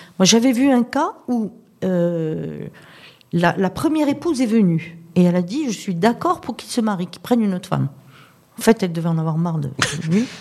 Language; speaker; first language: French; non-native, local second language; Arabic